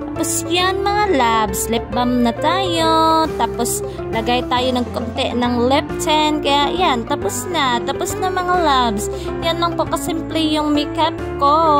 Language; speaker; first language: Filipino; non-native, local second language; Cebuano